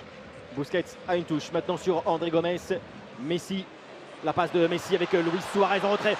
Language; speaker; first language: French; native; French